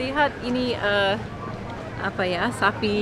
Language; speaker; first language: Indonesian; non-native, learner; English